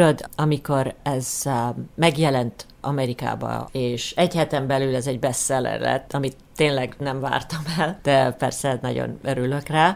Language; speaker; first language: Hungarian; early bilingual, heritage; Hungarian